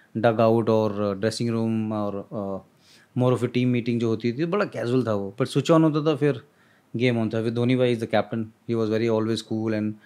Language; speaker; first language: Hindi; native; Hindi